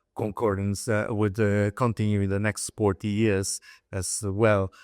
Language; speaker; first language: English; non-native, fluent; Hungarian